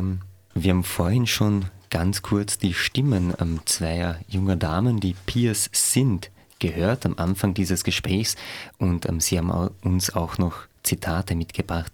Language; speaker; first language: German; native; German